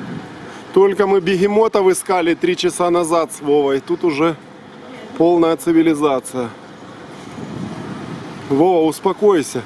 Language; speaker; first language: Russian; native; Russian